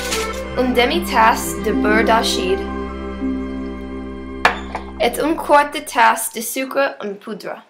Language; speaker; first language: French; non-native, learner; English